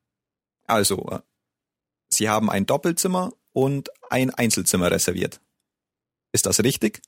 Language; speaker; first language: German; native; German